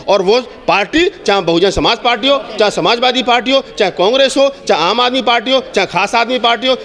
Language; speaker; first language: Hindi; native; Hindi